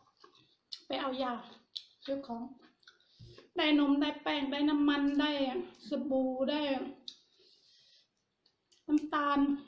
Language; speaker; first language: Thai; non-native, local second language; Northeastern Thai